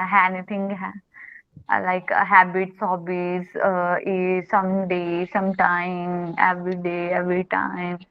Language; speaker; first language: English; non-native, learner; Hindi